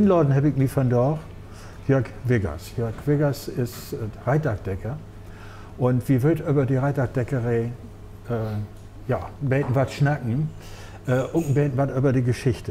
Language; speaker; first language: German; native; German